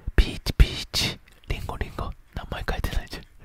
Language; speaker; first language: Japanese; native; Japanese